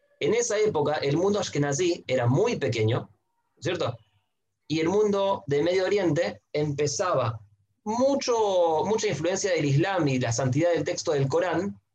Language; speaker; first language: Spanish; native; Spanish